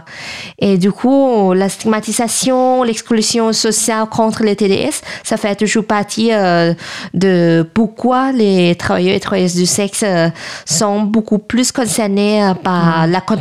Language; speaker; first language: French; non-native, fluent; Thai